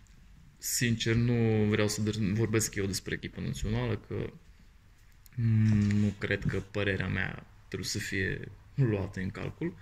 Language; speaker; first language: Romanian; non-native, fluent; Bulgarian